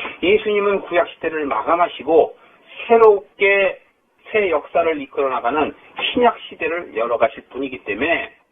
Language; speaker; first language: Korean; native; Korean